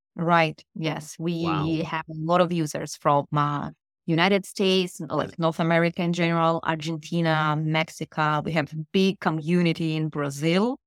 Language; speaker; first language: English; non-native, fluent; Russian